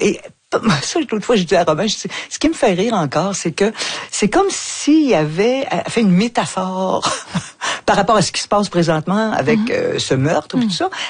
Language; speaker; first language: French; native; French